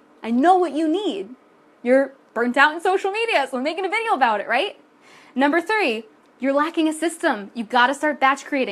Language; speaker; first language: English; native; English